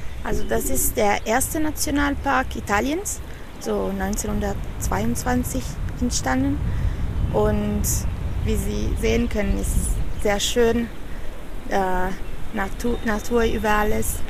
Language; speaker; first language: German; non-native, fluent; Italian